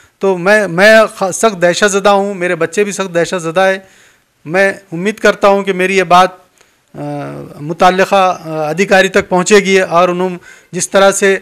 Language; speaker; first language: Hindi; non-native, local second language; Urdu